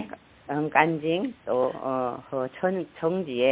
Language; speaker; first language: Chinese; non-native, learner; Korean